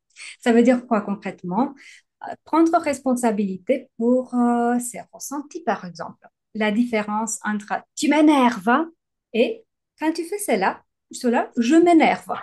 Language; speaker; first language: French; native; French